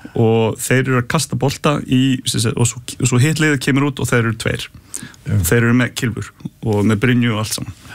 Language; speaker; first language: Icelandic; early bilingual, heritage; Icelandic